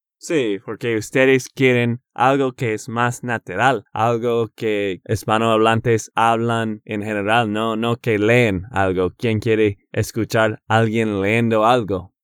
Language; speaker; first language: Spanish; non-native, fluent; English